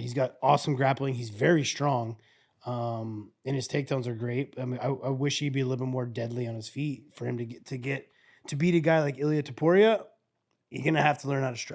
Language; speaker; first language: English; native; English